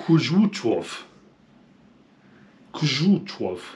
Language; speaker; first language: Polish; non-native, learner; English